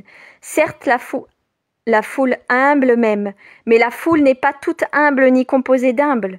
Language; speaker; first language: French; native; French